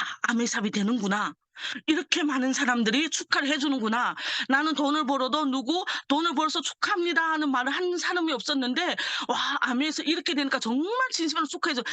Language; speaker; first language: Korean; early bilingual, heritage; Korean